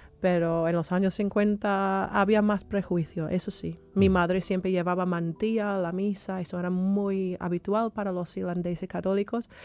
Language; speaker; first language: Spanish; non-native, fluent; English